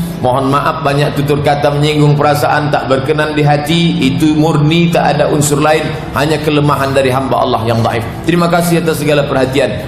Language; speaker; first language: Malay; native; Malay